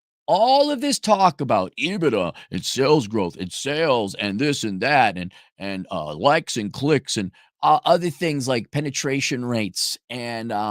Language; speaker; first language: English; native; English